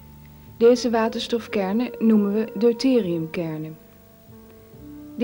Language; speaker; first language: Dutch; native; Dutch